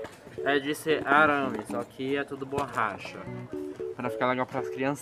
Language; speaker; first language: Portuguese; native; Portuguese